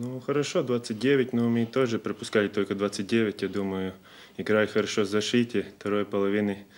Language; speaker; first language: Russian; non-native, fluent; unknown